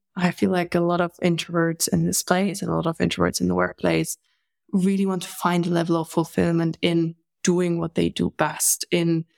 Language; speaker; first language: English; non-native, fluent; German